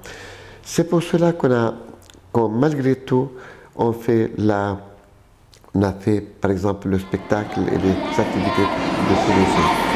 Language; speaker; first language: French; non-native, local second language; Arabic